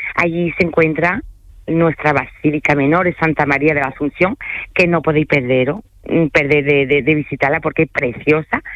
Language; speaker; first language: Spanish; early bilingual, other home language; French